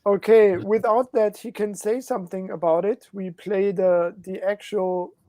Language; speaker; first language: English; non-native, fluent; German